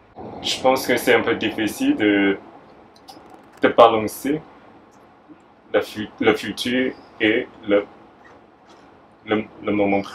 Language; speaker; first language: French; non-native, fluent; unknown